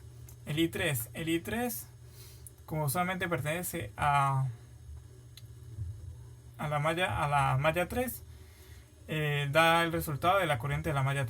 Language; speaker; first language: Spanish; native; Spanish